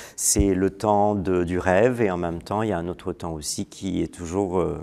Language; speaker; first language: French; non-native, local second language; Malagasy